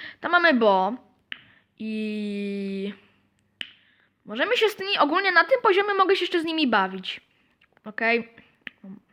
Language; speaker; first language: Polish; native; Polish